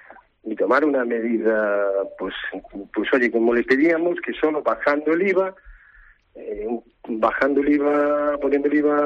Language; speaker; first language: Spanish; native; Spanish